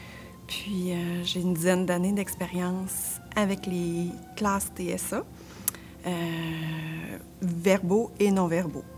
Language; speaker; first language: French; native; French